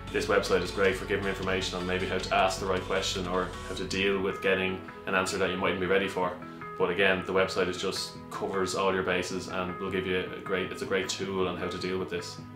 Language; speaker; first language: English; native; English